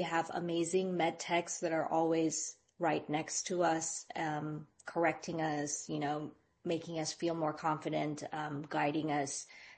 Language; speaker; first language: English; non-native, local second language; Filipino